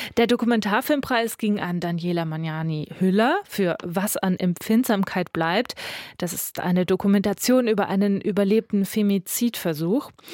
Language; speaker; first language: German; native; German